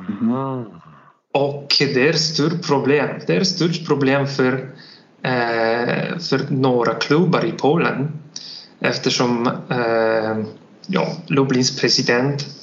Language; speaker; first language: Swedish; non-native, learner; Polish